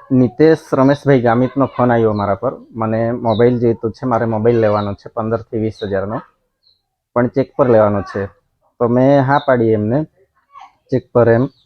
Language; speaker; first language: Gujarati; non-native, local second language; Gamit